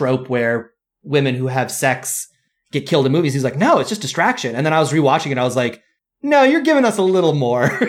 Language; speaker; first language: English; native; English